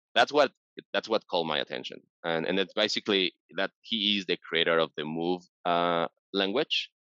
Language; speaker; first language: English; non-native, fluent; Spanish